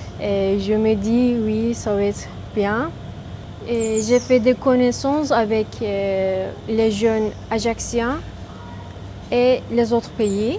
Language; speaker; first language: French; non-native, fluent; Turkish